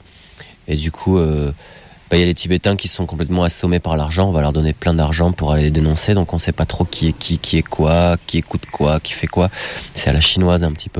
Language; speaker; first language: French; native; French